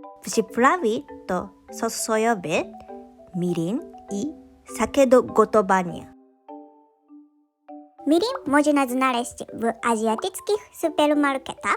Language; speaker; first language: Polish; non-native, learner; Japanese